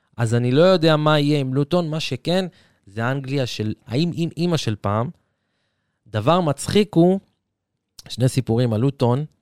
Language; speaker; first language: Hebrew; native; Hebrew